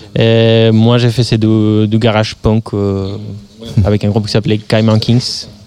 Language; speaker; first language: French; early bilingual, other home language; English